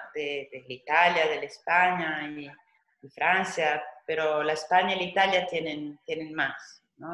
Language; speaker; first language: Spanish; non-native, fluent; Italian